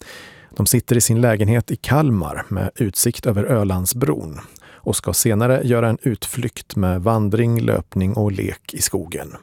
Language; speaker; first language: Swedish; native; Swedish